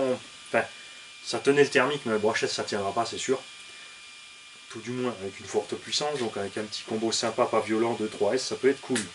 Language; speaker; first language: French; native; French